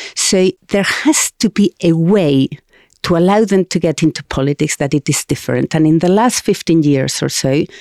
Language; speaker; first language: English; non-native, fluent; Spanish